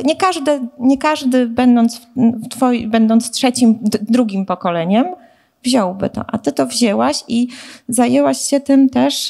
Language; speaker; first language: Polish; native; Polish